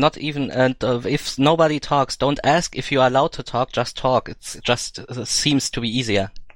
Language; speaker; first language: English; non-native, fluent; German